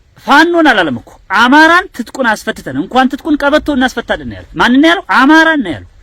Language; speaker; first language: Amharic; native; Amharic